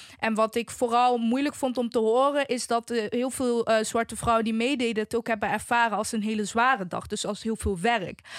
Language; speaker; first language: Dutch; native; Dutch